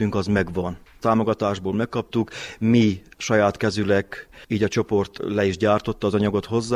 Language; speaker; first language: Hungarian; native; Hungarian